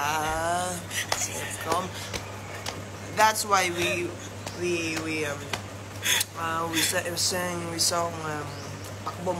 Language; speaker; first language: English; non-native, learner; Thai